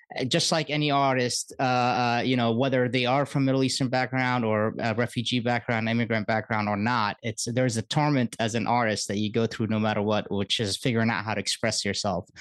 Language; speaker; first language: English; early bilingual, other home language; Arabic